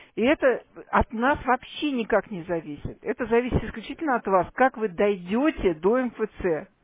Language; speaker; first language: Russian; native; Russian